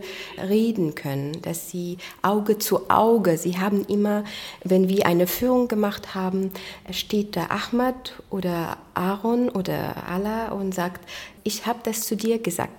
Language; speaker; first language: German; non-native, fluent; Arabic